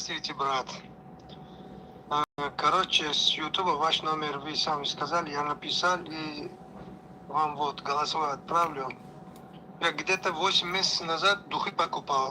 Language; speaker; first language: Russian; non-native, learner; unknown